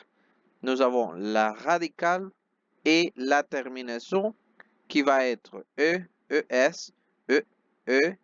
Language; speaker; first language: French; non-native, fluent; Spanish